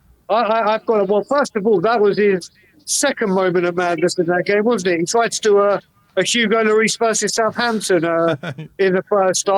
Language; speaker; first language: English; native; English